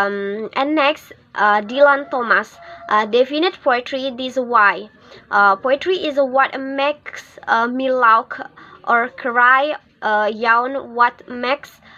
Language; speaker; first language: English; non-native, learner; Indonesian